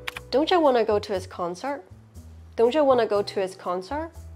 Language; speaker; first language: English; non-native, local second language; Cantonese